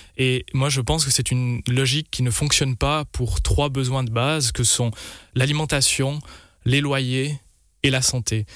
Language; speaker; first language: French; native; French